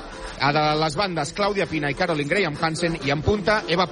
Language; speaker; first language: Catalan; native; Catalan